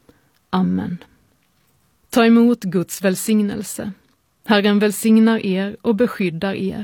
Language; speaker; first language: Swedish; native; Swedish